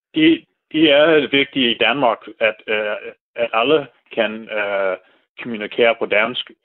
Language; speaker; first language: Danish; non-native, fluent; English